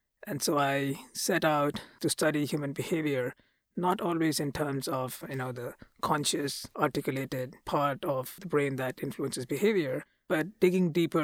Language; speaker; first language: English; non-native, local second language; Malayalam